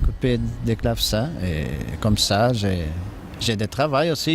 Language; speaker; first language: French; non-native, fluent; Portuguese